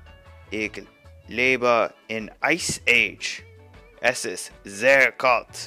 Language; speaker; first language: German; non-native, learner; English